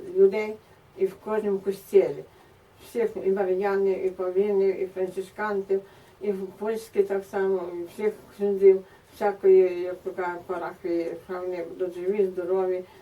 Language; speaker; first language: Ukrainian; native; Ukrainian